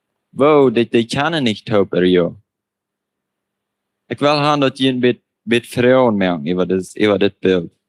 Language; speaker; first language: German; non-native, local second language; Plautdietsch